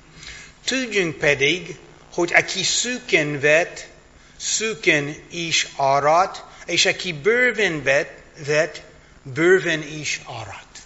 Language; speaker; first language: Hungarian; non-native, fluent; English